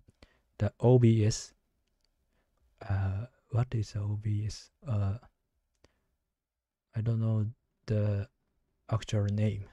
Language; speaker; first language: English; non-native, learner; Japanese